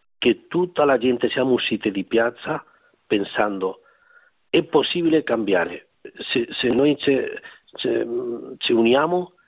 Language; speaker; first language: Italian; non-native, fluent; Spanish